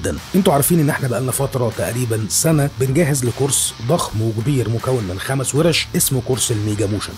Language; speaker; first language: Arabic; native; Arabic